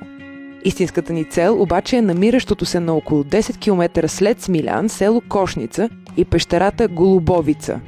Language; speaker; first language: Bulgarian; native; Bulgarian